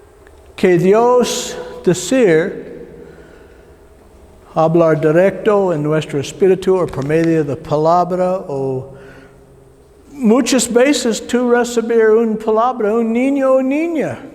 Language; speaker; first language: Spanish; non-native, learner; English